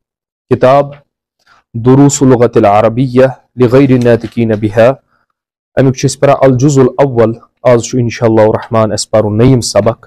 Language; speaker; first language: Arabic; non-native, fluent; Kashmiri